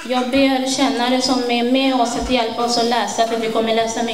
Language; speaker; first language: Swedish; non-native, fluent; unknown